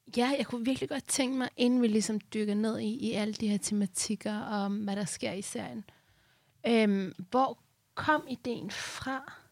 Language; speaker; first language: Danish; early bilingual, other home language; Persian